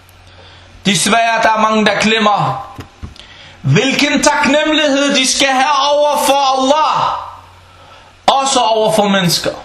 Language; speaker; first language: Danish; non-native, fluent; Arabic